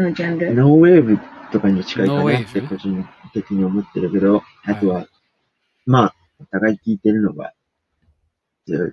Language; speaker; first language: Japanese; native; Japanese